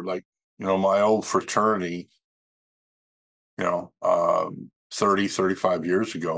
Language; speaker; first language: English; native; English